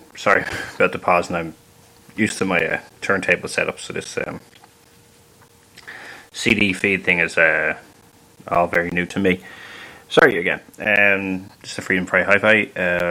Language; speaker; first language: English; native; English